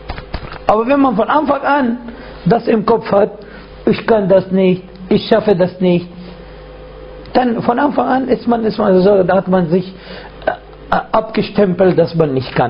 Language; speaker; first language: German; non-native, fluent; Arabic